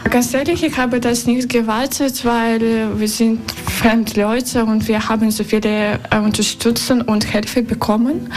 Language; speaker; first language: German; non-native, learner; Russian